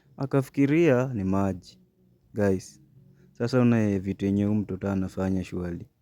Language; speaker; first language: Swahili; non-native, local second language; Luyia